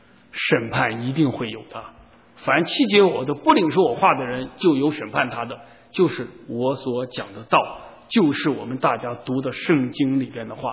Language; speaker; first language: Chinese; native; Chinese